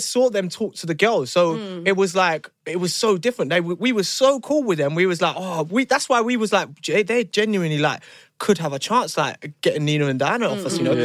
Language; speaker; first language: English; native; English